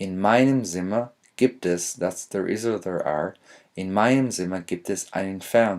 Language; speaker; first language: German; non-native, fluent; English